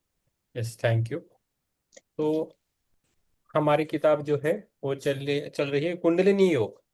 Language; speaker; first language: Hindi; native; Hindi